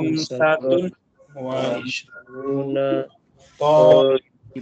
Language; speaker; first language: Arabic; non-native, learner; Indonesian